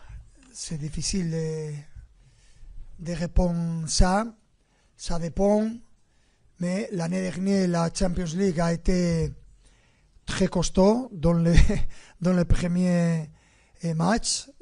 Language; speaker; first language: French; non-native, fluent; Spanish